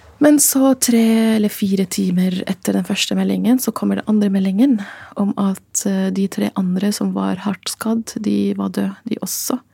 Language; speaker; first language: Norwegian; non-native, fluent; Arabic